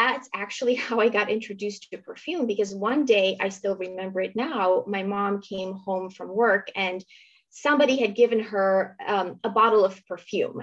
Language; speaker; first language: English; early bilingual, other home language; Romanian